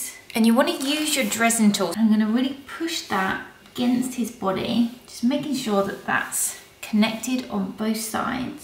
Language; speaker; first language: English; native; English